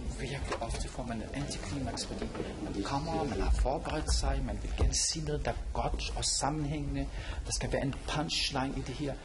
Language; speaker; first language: Danish; non-native, fluent; Arabic